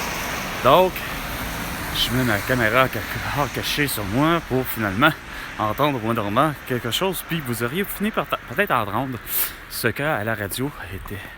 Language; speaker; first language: French; native; French